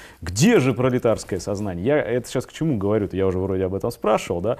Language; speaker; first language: Russian; native; Russian